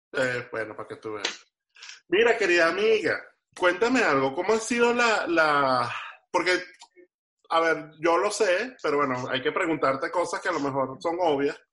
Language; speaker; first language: Spanish; native; Spanish